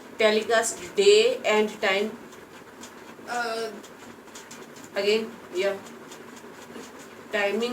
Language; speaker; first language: English; non-native, local second language; Hindi